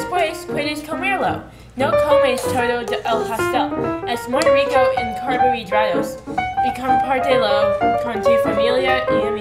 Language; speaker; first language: Spanish; non-native, learner; English